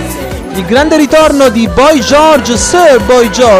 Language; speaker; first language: Italian; native; Italian